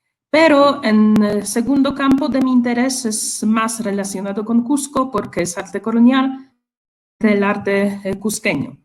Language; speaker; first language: Spanish; non-native, fluent; Polish